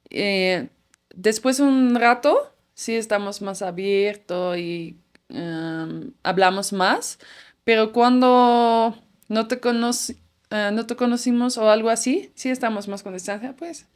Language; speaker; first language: Spanish; non-native, fluent; Dutch